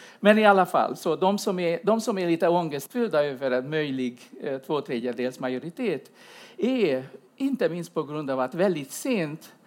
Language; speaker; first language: Swedish; non-native, fluent; Hungarian